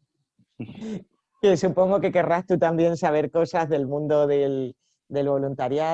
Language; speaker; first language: Spanish; native; Spanish